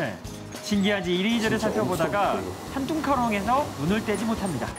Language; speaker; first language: Korean; native; Korean